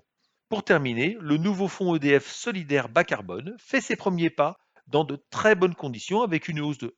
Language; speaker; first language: French; native; French